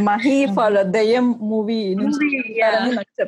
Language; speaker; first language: Telugu; early bilingual, heritage; Telugu